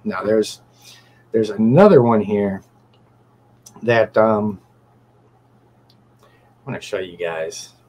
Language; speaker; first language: English; native; English